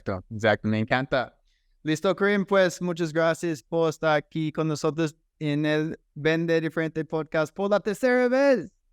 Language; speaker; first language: Spanish; non-native, fluent; English